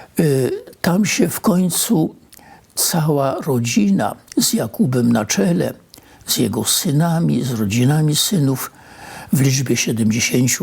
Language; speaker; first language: Polish; native; Polish